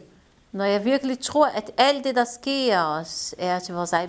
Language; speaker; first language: Danish; non-native, fluent; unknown